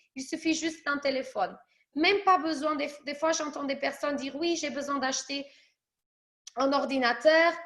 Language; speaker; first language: French; early bilingual, other home language; Portuguese